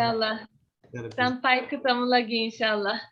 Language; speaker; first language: Indonesian; non-native, learner; Turkish